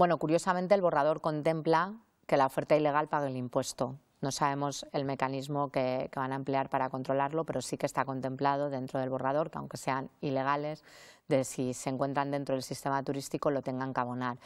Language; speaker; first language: Spanish; native; Spanish